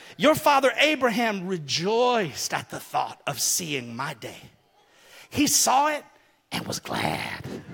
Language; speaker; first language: English; native; English